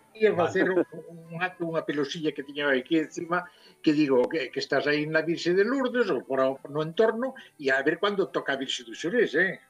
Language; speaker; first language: Galician; native; Galician